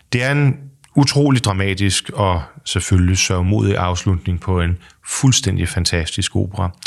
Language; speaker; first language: Danish; native; Danish